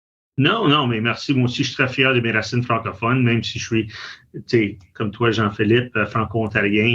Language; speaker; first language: French; native; French